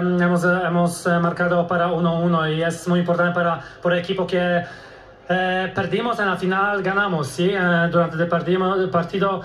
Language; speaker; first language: Spanish; non-native, learner; Polish